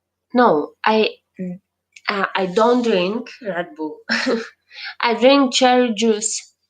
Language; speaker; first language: English; non-native, learner; Ukrainian